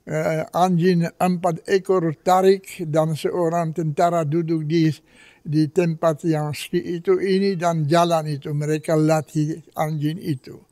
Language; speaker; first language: Indonesian; non-native, fluent; Polish